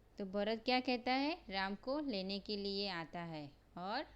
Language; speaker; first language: Hindi; non-native, local second language; Gujarati